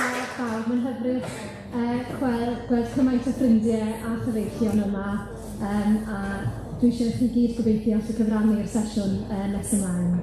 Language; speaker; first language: Welsh; native; Welsh